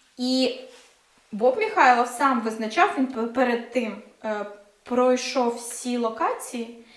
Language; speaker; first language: Ukrainian; non-native, local second language; Russian